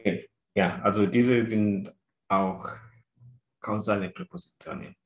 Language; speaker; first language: German; non-native, fluent; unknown